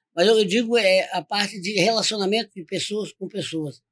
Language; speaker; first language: Portuguese; native; Portuguese